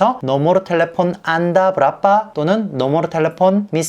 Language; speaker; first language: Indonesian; non-native, fluent; Korean